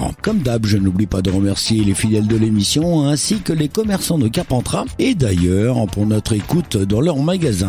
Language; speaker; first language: French; native; French